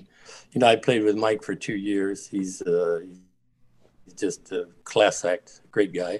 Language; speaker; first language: English; native; English